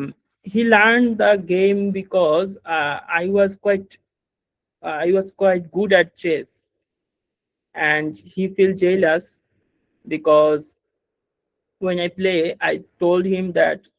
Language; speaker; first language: English; non-native, learner; Bangla